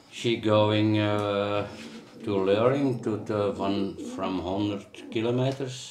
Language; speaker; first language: English; non-native, learner; Dutch